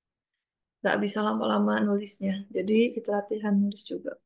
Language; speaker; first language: Indonesian; native; Indonesian